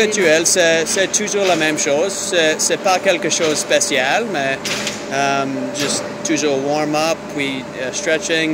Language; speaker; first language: French; non-native, learner; English